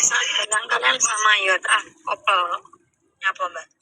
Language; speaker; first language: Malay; non-native, local second language; Javanese